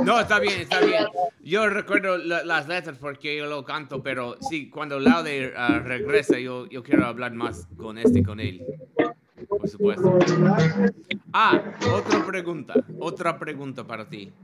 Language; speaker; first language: Spanish; non-native, learner; English